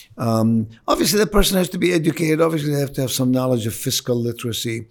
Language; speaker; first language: English; non-native, fluent; Arabic